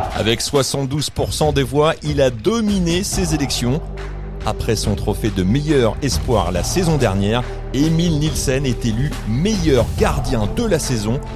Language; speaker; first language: French; native; French